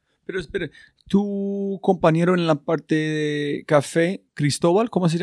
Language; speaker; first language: Spanish; non-native, fluent; English